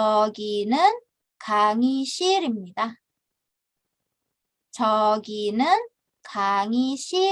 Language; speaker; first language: Korean; non-native, fluent; Indonesian